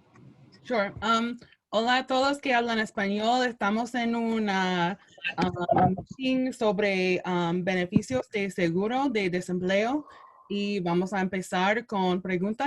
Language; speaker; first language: Spanish; non-native, learner; English